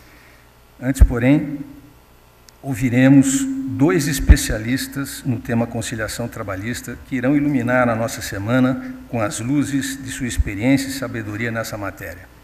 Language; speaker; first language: Portuguese; native; Portuguese